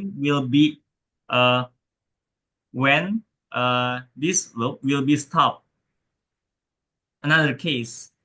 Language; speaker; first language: English; non-native, learner; Indonesian